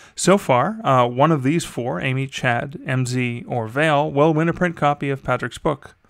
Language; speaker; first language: English; native; English